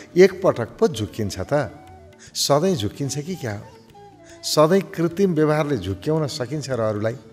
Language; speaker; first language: Nepali; native; Nepali